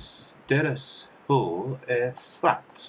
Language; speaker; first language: Swedish; non-native, learner; English